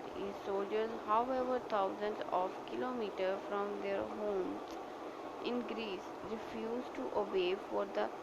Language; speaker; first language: English; non-native, local second language; Urdu